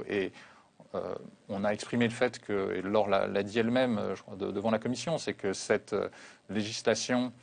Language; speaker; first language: French; native; French